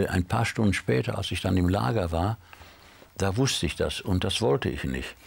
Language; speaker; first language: German; native; German